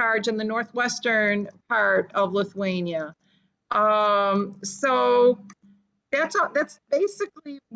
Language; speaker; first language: English; early bilingual, other home language; Lithuanian